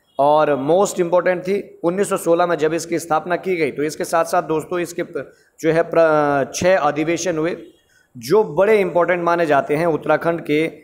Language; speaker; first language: Hindi; native; Hindi